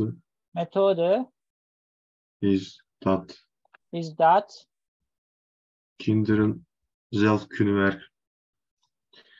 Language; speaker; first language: Dutch; non-native, learner; Turkish